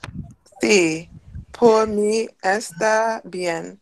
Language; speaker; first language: Spanish; non-native, learner; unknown